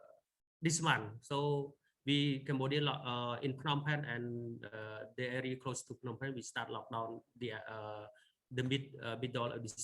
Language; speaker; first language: English; non-native, learner; Khmer